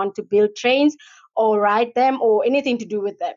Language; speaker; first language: English; non-native, local second language; Tswana